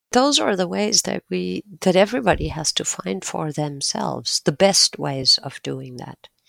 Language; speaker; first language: English; non-native, fluent; German